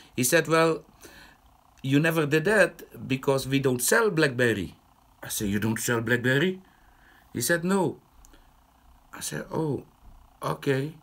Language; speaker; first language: English; non-native, fluent; Dutch